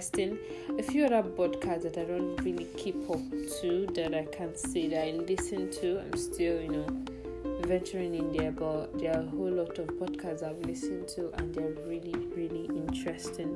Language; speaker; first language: English; non-native, local second language; Igbo